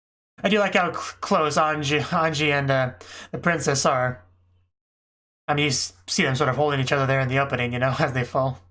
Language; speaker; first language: English; native; English